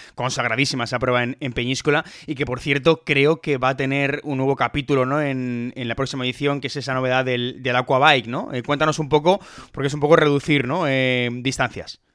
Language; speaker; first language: Spanish; native; Spanish